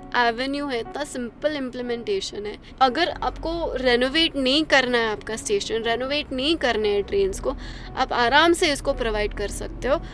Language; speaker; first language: Hindi; early bilingual, heritage; Hindi